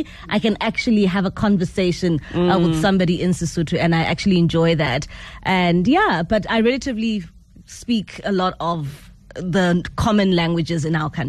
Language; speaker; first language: English; non-native, local second language; Zulu